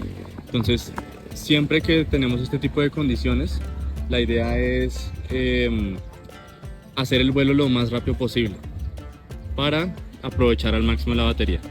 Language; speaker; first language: Spanish; native; Spanish